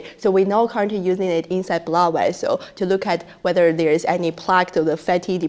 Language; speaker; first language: English; non-native, fluent; Chinese